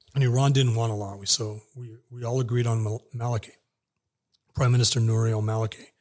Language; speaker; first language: English; native; English